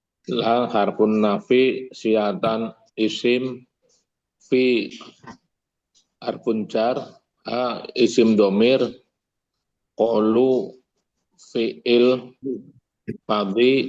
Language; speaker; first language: Arabic; non-native, learner; Indonesian